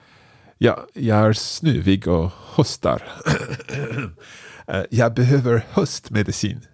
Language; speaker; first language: Swedish; non-native, learner; English